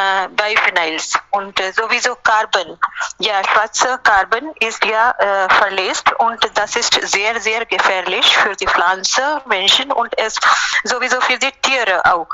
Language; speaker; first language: German; non-native, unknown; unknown